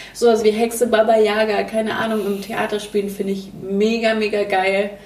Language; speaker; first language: German; native; German